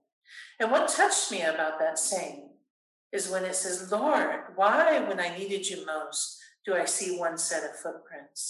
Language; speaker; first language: English; native; English